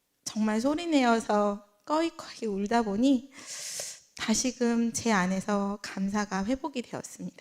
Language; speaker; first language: Korean; native; Korean